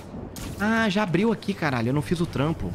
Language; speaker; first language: Portuguese; native; Portuguese